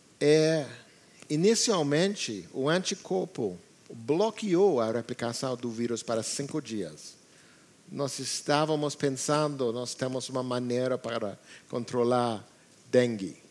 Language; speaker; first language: Portuguese; non-native, learner; English